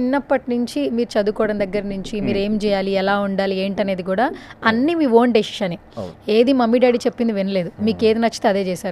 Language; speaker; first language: Telugu; native; Telugu